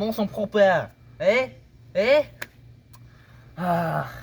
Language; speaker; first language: French; non-native, learner; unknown